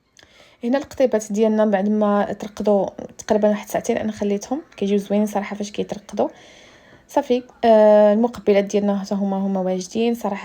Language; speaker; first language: Arabic; native; Arabic